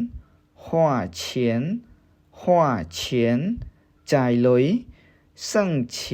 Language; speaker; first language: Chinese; non-native, fluent; Khmer